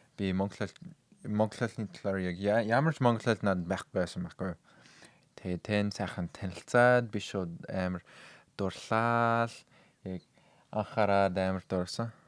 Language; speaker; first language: Mongolian; non-native, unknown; English